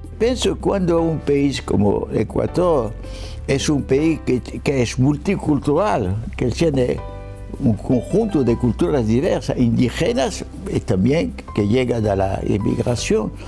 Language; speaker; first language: Spanish; non-native, fluent; French